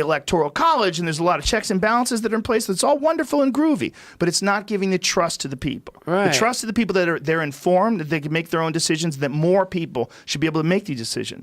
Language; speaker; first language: English; native; English